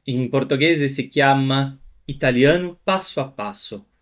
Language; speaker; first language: Italian; non-native, fluent; Portuguese